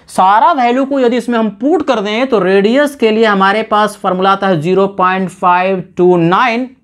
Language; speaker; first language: Hindi; native; Hindi